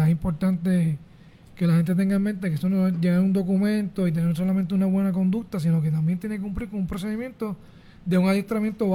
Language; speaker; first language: Spanish; native; Spanish